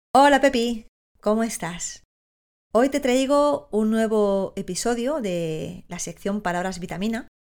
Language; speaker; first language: Spanish; native; Spanish